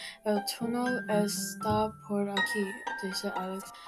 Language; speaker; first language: Spanish; non-native, learner; English